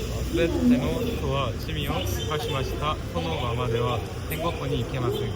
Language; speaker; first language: Japanese; non-native, learner; Korean